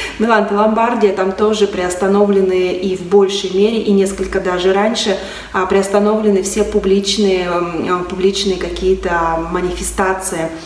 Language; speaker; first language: Russian; native; Russian